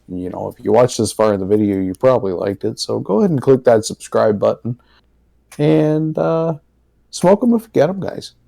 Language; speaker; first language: English; native; English